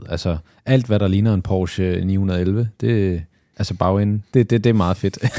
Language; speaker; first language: Danish; early bilingual, other home language; Arabic